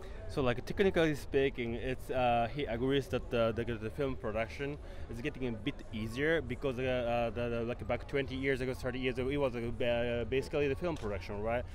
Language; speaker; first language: English; non-native, fluent; Japanese